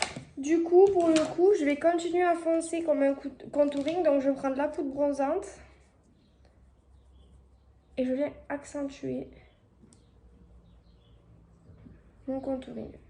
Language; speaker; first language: French; native; French